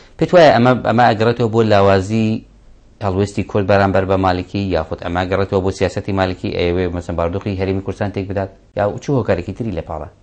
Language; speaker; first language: Central Kurdish; non-native, local second language; Kurdish